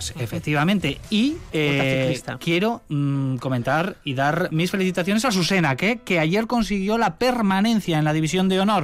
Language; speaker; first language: Spanish; native; Spanish